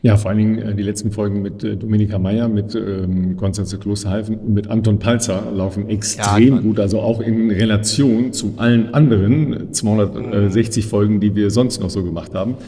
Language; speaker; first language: German; native; German